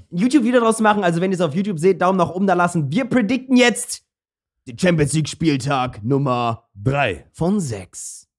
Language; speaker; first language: German; early bilingual, other home language; Turkish